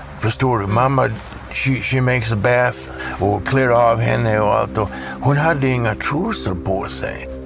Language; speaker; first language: Swedish; early bilingual, heritage; Swedish